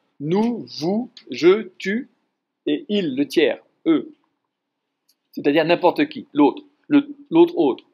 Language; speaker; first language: French; native; French